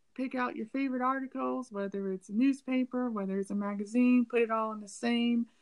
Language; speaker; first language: English; native; English